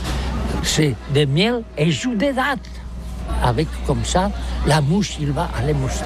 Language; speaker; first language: French; non-native, learner; Catalan